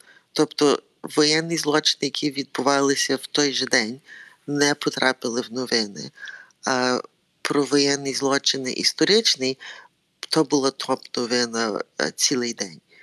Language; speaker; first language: Ukrainian; early bilingual, heritage; Ukrainian